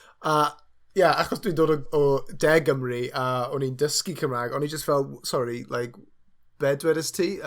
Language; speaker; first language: Welsh; non-native, learner; English